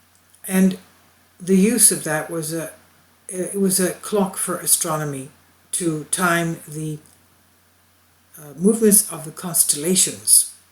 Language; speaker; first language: English; non-native, fluent; Greek